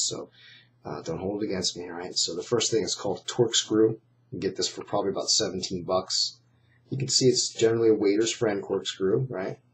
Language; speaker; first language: English; native; English